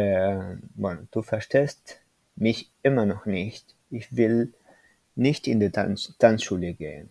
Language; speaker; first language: German; non-native, fluent; Spanish